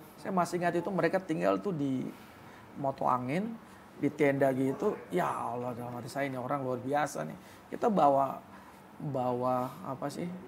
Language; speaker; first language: Indonesian; native; Indonesian